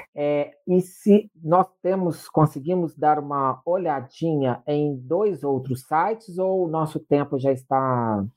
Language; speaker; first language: Portuguese; native; Portuguese